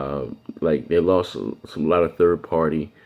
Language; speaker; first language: English; native; English